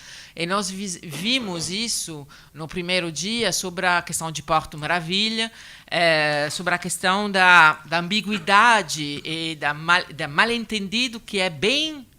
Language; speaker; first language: Portuguese; non-native, learner; Italian